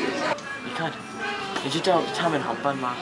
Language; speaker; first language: Chinese; non-native, learner; English